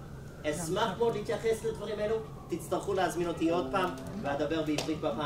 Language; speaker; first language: Hebrew; non-native, fluent; English